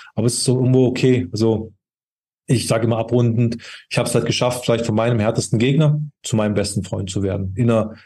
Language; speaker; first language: German; native; German